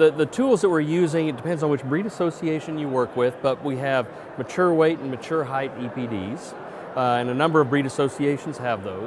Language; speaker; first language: English; native; English